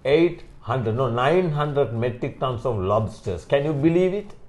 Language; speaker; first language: English; non-native, local second language; Sinhala